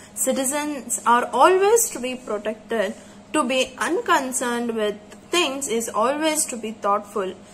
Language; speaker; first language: English; non-native, local second language; Kannada